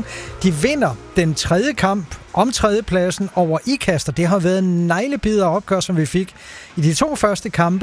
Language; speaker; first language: Danish; native; Danish